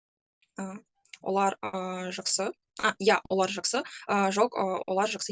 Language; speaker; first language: Kazakh; non-native, learner; Russian